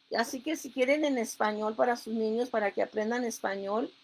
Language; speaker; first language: Spanish; early bilingual, heritage; Spanish